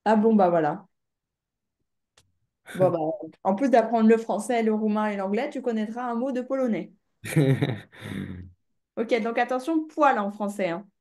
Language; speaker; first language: French; native; French